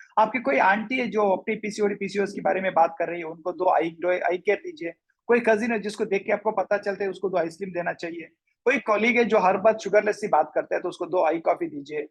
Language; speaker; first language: Hindi; non-native, local second language; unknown